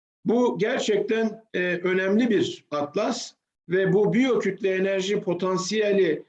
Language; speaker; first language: Turkish; native; Turkish